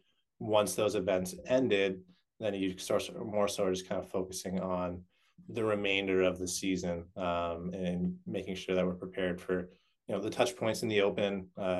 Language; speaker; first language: English; native; English